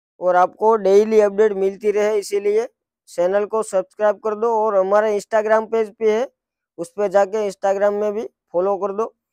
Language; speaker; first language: Hindi; non-native, local second language; Gujarati